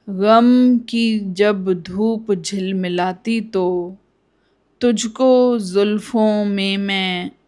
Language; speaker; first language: Hindi; non-native, local second language; Punjabi